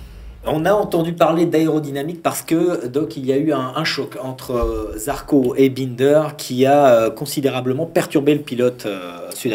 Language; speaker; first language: French; native; French